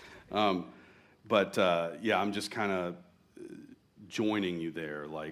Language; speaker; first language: English; native; English